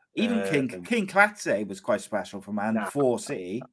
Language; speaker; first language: English; native; English